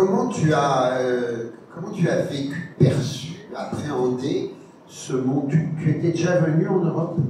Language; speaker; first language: French; native; French